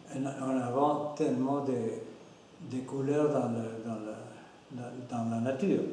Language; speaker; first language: French; non-native, fluent; Spanish